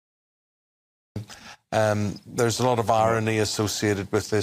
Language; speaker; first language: English; native; English